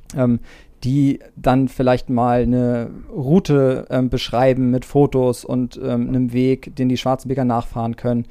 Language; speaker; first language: German; native; German